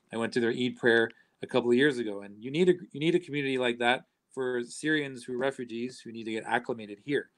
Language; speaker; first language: English; native; English